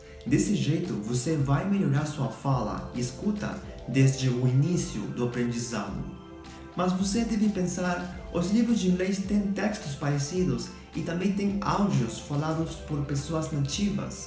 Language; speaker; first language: Portuguese; non-native, fluent; Spanish